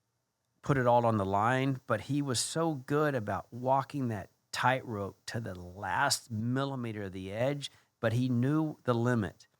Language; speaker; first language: English; native; English